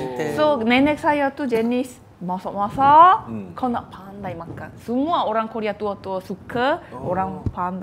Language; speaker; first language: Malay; non-native, fluent; Korean